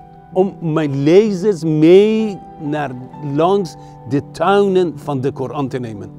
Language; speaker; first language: Dutch; non-native, fluent; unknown